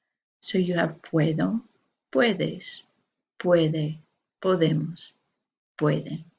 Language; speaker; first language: Spanish; non-native, fluent; English